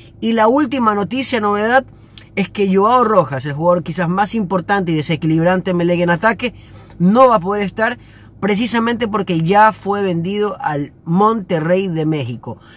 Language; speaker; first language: Spanish; native; Spanish